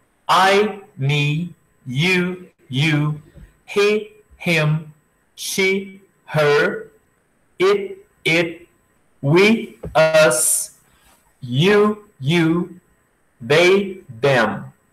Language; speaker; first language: English; non-native, fluent; Portuguese